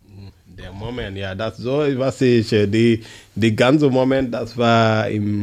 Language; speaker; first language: German; non-native, learner; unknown